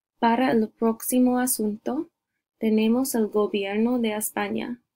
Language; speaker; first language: Spanish; non-native, learner; English